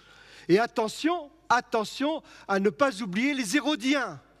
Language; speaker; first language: French; native; French